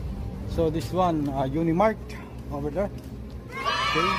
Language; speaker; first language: English; non-native, learner; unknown